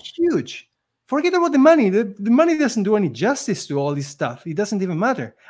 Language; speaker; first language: English; non-native, fluent; Spanish